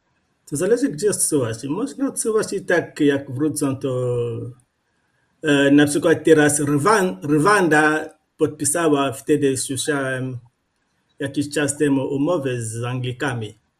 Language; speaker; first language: Polish; non-native, fluent; Lingala